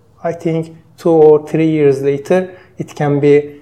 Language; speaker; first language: English; non-native, learner; Turkish